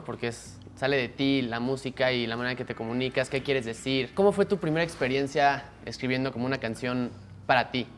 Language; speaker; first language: Spanish; native; Spanish